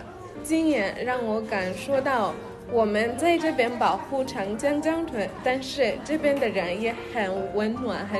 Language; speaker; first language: Chinese; non-native, learner; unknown